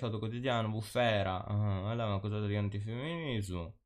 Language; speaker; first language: Italian; native; Italian